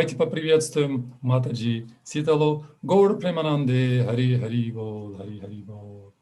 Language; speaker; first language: Russian; native; Russian